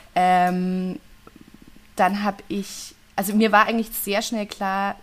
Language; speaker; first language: German; native; German